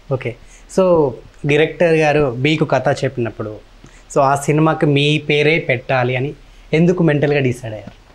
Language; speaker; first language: Telugu; native; Telugu